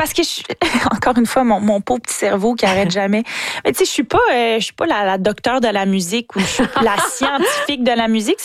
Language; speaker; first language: French; native; French